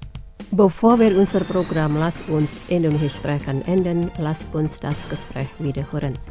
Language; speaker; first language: German; non-native, learner; Indonesian